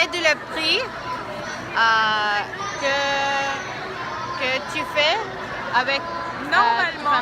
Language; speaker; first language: French; non-native, learner; English